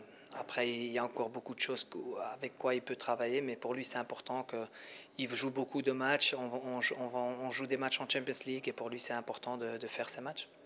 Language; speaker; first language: French; non-native, fluent; Dutch